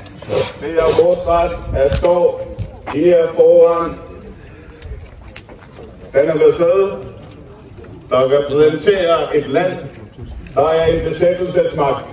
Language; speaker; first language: Danish; non-native, fluent; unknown